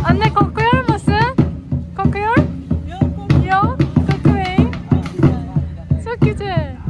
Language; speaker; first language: Turkish; non-native, learner; Korean